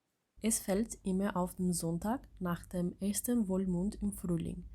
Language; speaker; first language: German; non-native, learner; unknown